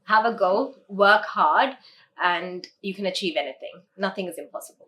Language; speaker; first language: English; early bilingual, other home language; Tamil